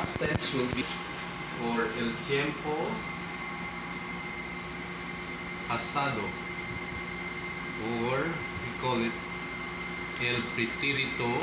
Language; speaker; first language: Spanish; non-native, fluent; Filipino